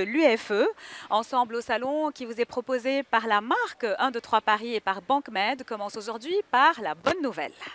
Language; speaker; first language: French; native; French